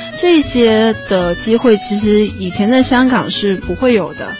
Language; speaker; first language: Chinese; non-native, local second language; Cantonese